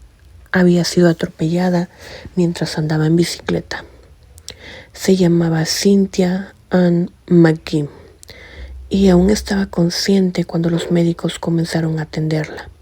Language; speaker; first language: Spanish; native; Spanish